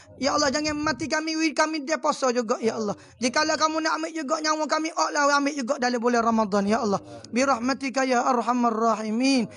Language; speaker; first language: Malay; native; Malay